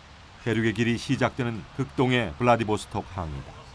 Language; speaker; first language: Korean; native; Korean